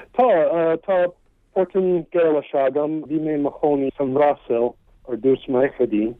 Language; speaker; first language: Irish; non-native, learner; English